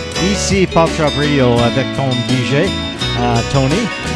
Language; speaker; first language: French; non-native, learner; English